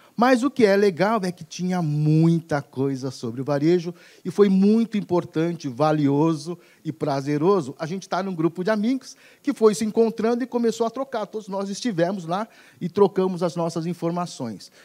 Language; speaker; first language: Portuguese; native; Portuguese